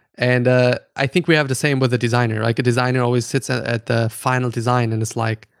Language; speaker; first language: English; non-native, fluent; German